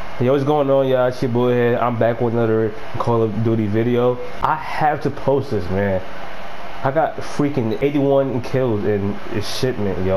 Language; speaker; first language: English; native; English